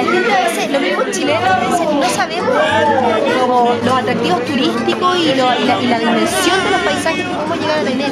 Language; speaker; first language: Spanish; native; Spanish